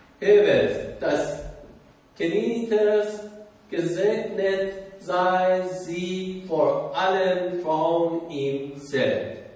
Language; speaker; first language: German; non-native, learner; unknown